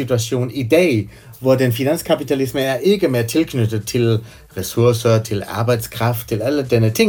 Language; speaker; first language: Danish; non-native, fluent; German